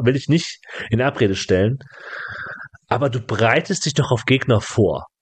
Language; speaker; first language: German; native; German